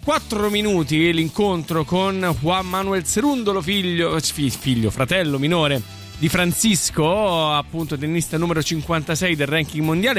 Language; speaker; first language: Italian; native; Italian